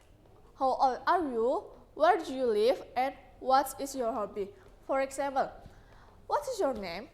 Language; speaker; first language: English; non-native, learner; Indonesian